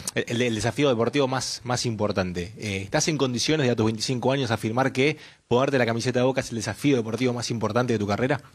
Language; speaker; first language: Spanish; native; Spanish